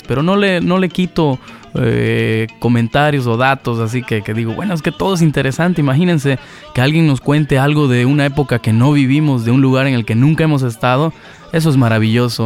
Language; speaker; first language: Spanish; native; Spanish